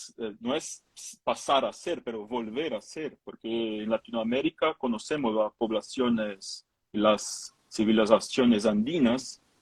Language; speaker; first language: Spanish; non-native, fluent; Portuguese